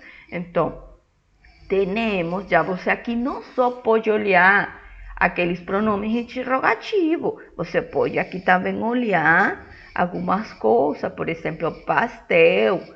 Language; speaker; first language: Portuguese; non-native, fluent; Spanish